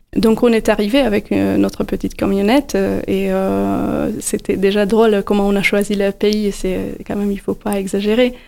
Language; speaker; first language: French; non-native, fluent; Hungarian